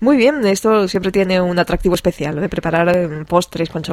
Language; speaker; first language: Spanish; native; Spanish